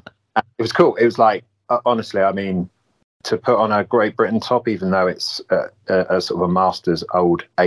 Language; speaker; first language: English; native; English